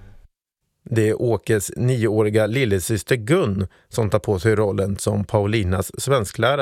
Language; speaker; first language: Swedish; native; Swedish